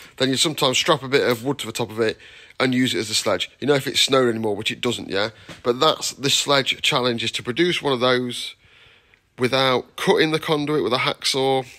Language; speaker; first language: English; native; English